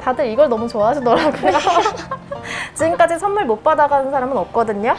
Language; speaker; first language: Korean; native; Korean